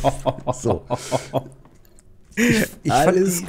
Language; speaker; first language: German; native; German